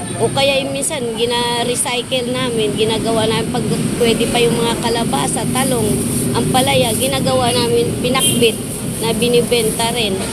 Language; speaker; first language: Filipino; non-native, local second language; Hiligaynon